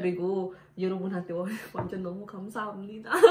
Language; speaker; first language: Korean; non-native, learner; Indonesian